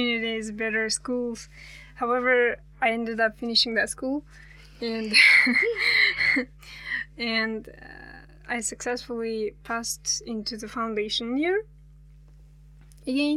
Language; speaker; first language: English; non-native, fluent; Kazakh